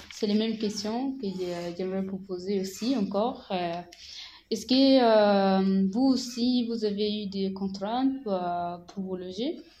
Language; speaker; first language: French; non-native, learner; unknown